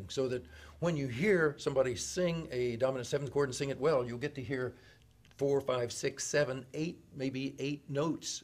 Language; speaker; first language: English; native; English